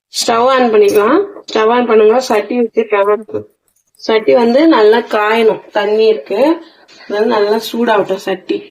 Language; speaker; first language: Tamil; native; Tamil